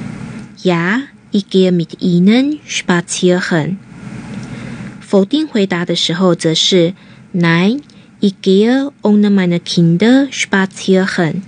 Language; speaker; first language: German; non-native, fluent; Chinese